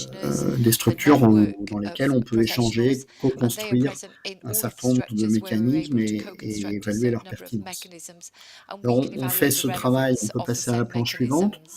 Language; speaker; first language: French; native; French